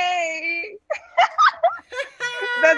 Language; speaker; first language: English; non-native, local second language; Spanish